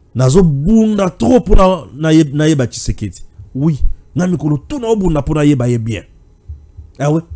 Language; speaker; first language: French; non-native, local second language; Luba-Lulua